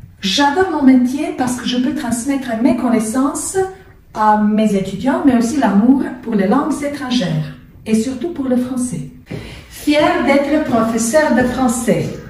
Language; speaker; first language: French; non-native, fluent; Croatian